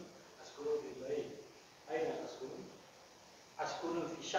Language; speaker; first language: Arabic; non-native, learner; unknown